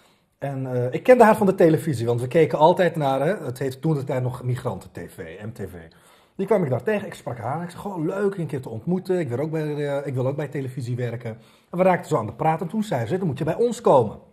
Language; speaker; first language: Dutch; early bilingual, other home language; Arabic